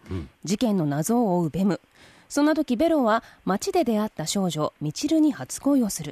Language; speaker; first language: Japanese; native; Japanese